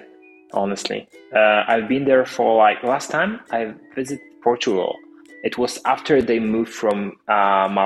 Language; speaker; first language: English; non-native, fluent; Polish